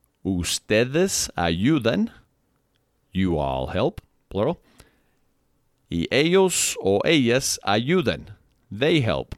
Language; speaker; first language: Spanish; non-native, fluent; English